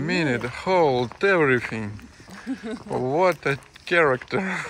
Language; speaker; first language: English; non-native, learner; Russian